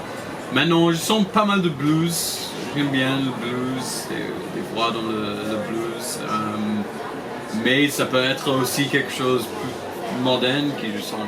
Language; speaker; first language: French; non-native, fluent; English